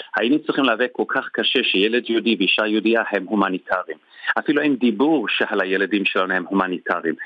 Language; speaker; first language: Hebrew; non-native, fluent; English